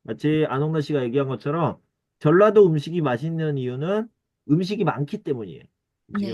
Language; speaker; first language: Korean; native; Korean